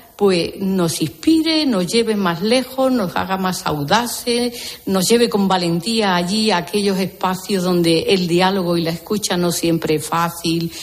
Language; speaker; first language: Spanish; native; Spanish